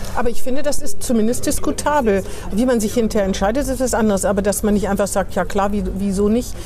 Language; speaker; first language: German; native; German